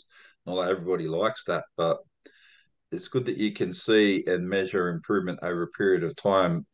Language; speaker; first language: English; native; English